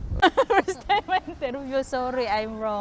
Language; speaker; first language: English; non-native, local second language; Cebuano